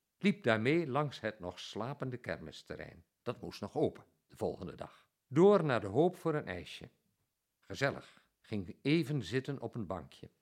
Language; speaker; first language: Dutch; native; Dutch